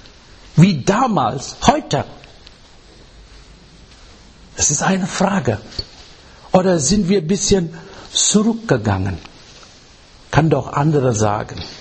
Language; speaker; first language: German; non-native, fluent; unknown